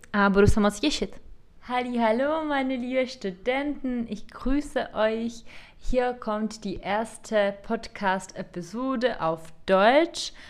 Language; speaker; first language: German; non-native, fluent; Czech